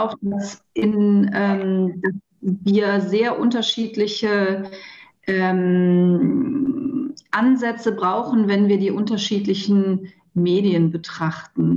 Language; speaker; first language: German; native; German